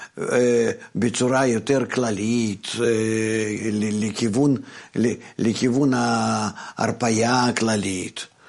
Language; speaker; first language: Hebrew; non-native, fluent; Russian